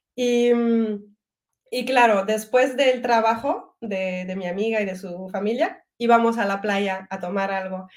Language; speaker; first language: Spanish; non-native, fluent; French